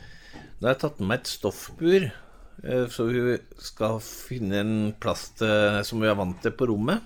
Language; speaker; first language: Norwegian; native; Norwegian